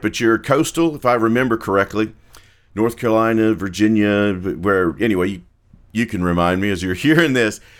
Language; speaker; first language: English; native; English